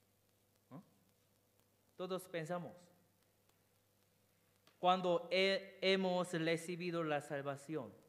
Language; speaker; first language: Spanish; non-native, learner; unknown